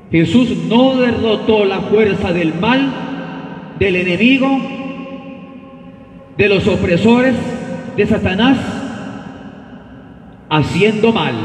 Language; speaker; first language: Spanish; native; Spanish